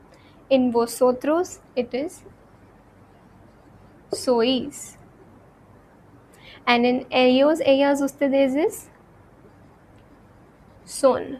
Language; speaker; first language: Spanish; non-native, fluent; Hindi